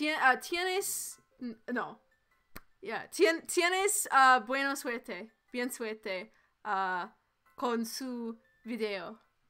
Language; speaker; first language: Spanish; non-native, learner; English